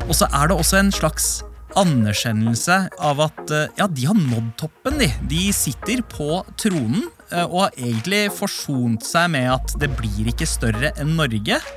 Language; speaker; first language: Norwegian; early bilingual, other home language; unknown